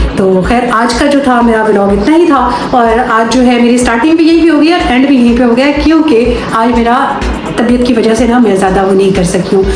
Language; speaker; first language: Urdu; native; Urdu